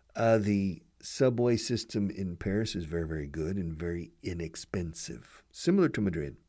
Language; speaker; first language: English; native; English